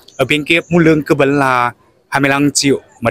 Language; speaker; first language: Vietnamese; non-native, learner; Chinese